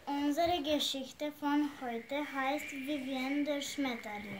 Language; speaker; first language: German; non-native, learner; Romanian